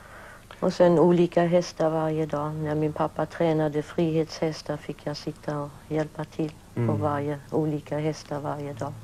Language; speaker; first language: Swedish; early bilingual, other home language; German